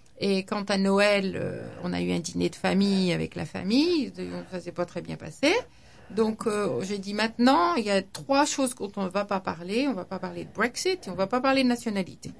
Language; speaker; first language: French; non-native, fluent; English